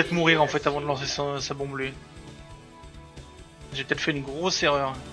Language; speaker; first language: French; native; French